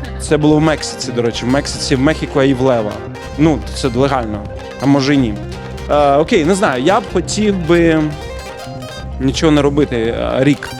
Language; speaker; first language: Ukrainian; native; Ukrainian